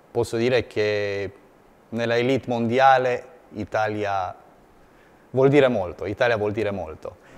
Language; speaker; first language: Italian; non-native, fluent; Romanian